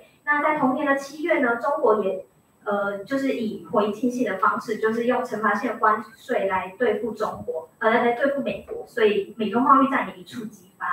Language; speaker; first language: Chinese; native; Chinese